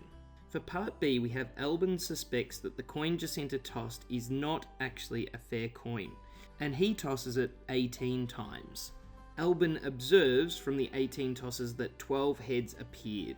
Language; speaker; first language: English; native; English